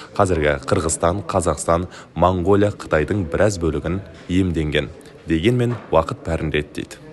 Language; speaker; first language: Kazakh; native; Kazakh